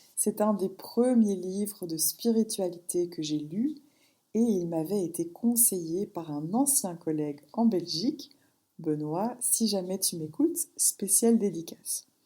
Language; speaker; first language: French; native; French